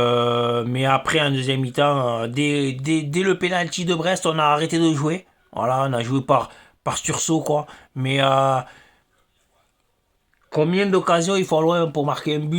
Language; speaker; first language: French; native; French